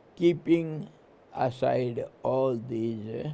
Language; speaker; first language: English; non-native, local second language; Hindi